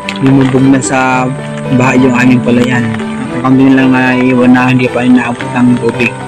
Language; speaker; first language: Filipino; non-native, local second language; Bikol